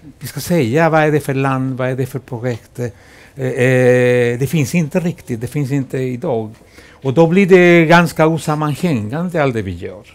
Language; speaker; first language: Swedish; non-native, fluent; Spanish